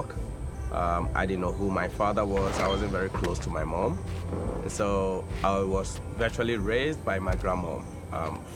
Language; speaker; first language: English; non-native, local second language; Akan